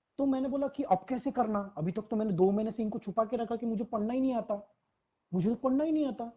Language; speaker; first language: Hindi; non-native, local second language; Marathi